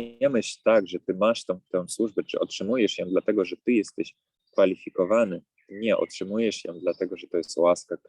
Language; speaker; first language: Polish; native; Polish